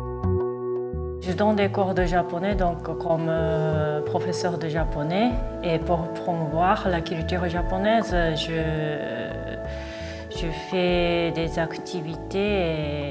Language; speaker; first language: French; non-native, fluent; Japanese